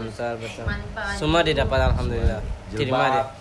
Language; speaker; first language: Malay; non-native, local second language; Rohingya